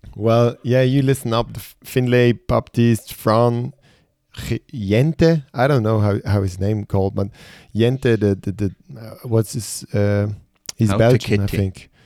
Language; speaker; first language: English; non-native, fluent; Swiss German